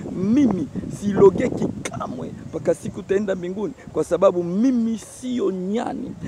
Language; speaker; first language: Swahili; native; Swahili